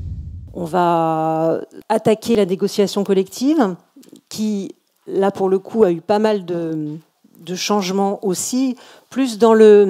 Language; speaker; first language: French; native; French